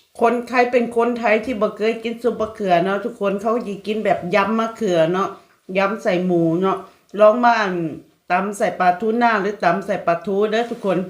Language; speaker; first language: Thai; non-native, local second language; Lao